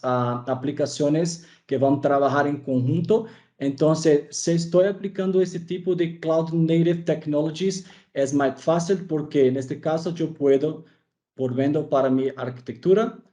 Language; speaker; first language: Spanish; non-native, fluent; Portuguese